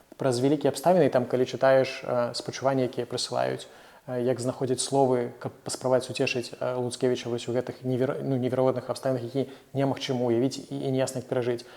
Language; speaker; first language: Belarusian; non-native, local second language; Russian